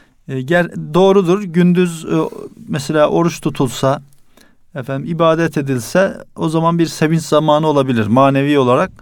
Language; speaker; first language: Turkish; native; Turkish